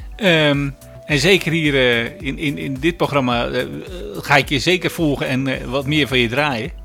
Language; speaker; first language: Dutch; native; Dutch